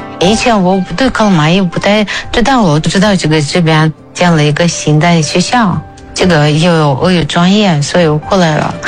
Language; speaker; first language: Chinese; non-native, fluent; Russian